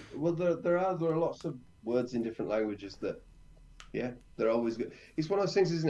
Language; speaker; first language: English; native; English